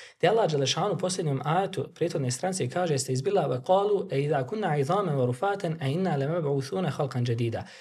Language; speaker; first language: Bosnian; native; Bosnian